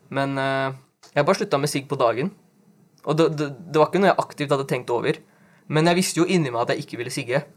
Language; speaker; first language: Norwegian; early bilingual, other home language; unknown